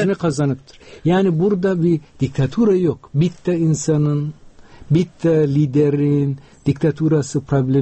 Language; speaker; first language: Turkish; non-native, fluent; Uzbek